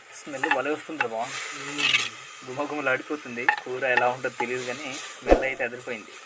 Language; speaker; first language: Telugu; non-native, local second language; Odia